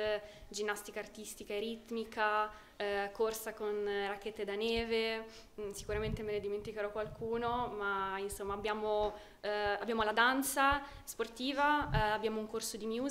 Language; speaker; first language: Italian; native; Italian